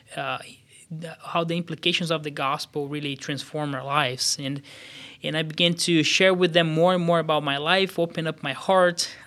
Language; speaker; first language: English; non-native, fluent; Portuguese